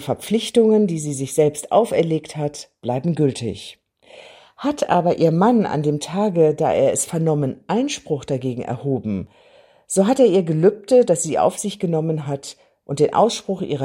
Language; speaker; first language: German; native; German